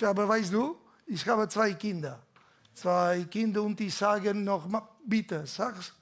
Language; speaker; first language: German; non-native, learner; Catalan